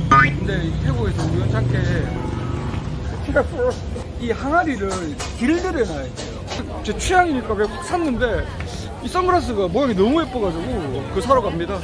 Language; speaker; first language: Korean; native; Korean